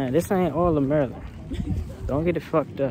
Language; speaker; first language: English; native; English